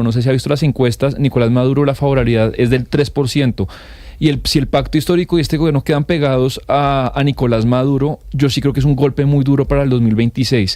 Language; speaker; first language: Spanish; native; Spanish